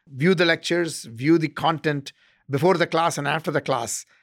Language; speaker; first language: English; non-native, local second language; Tamil